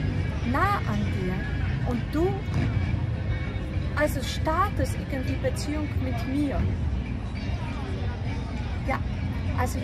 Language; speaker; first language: German; non-native, fluent; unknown